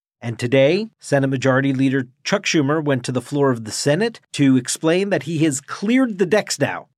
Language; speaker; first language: English; native; English